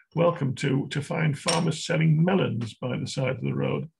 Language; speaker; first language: English; native; English